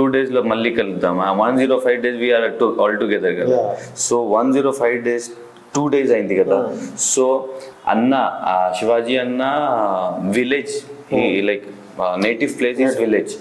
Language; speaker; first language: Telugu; non-native, local second language; Urdu